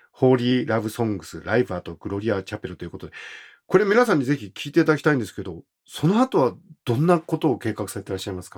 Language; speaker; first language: Japanese; native; Japanese